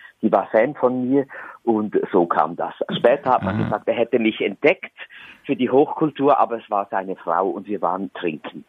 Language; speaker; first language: German; native; German